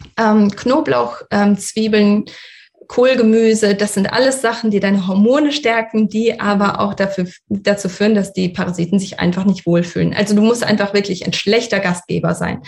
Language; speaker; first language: German; early bilingual, other home language; Russian